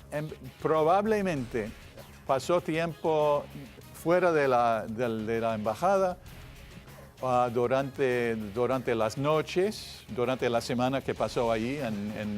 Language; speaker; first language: Spanish; non-native, fluent; English